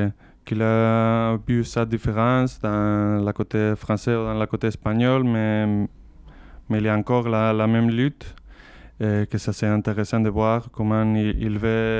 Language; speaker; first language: French; non-native, learner; Spanish